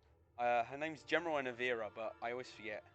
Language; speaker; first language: English; native; English